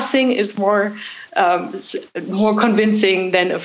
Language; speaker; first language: English; non-native, fluent; German